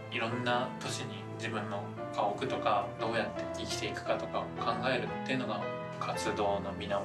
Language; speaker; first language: Japanese; native; Japanese